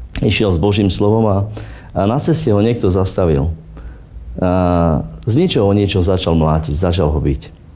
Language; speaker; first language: Slovak; non-native, local second language; Romany